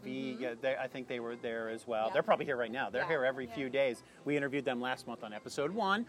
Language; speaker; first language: English; native; English